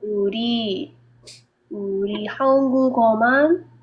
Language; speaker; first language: Korean; non-native, learner; English